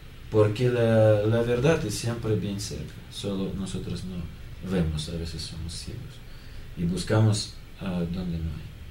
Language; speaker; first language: Spanish; non-native, learner; Russian